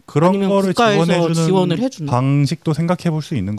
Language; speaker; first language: Korean; native; Korean